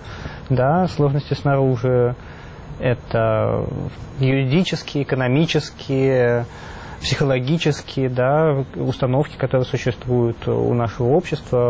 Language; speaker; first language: Russian; native; Russian